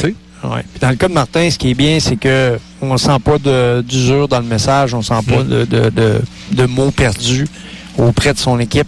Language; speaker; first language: French; native; French